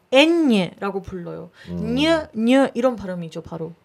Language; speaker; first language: Korean; non-native, fluent; Spanish